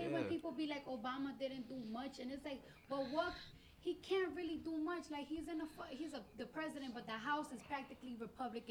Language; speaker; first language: English; early bilingual, other home language; Spanish